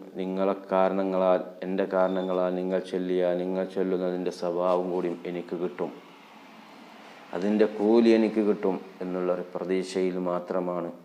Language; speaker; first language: Malayalam; native; Malayalam